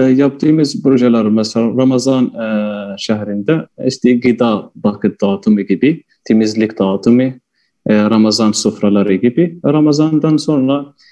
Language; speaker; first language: Turkish; non-native, fluent; Arabic